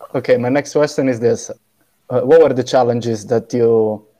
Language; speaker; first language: English; non-native, fluent; Italian